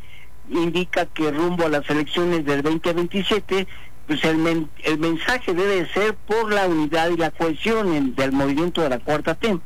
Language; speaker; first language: Spanish; native; Spanish